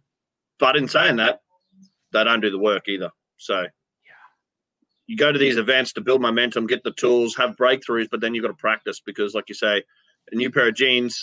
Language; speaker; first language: English; native; English